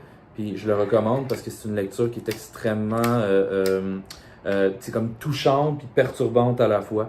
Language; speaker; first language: French; native; French